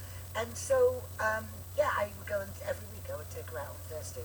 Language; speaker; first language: English; native; English